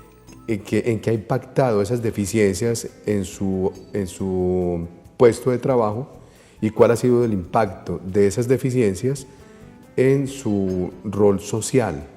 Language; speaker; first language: Spanish; native; Spanish